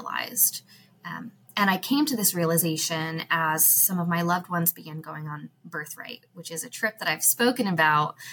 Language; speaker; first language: English; native; English